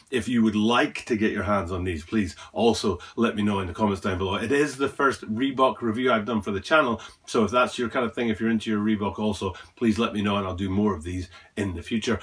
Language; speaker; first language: English; native; English